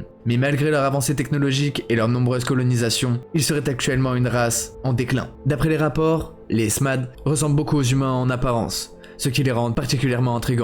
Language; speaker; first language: French; native; French